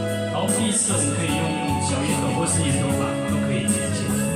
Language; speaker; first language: Chinese; native; Chinese